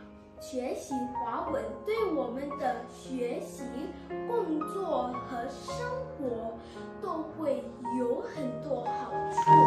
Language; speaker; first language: Chinese; early bilingual, heritage; Chinese